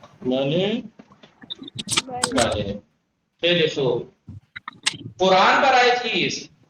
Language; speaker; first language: Persian; non-native, fluent; Urdu